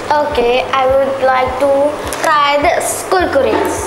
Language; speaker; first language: English; non-native, local second language; Hindi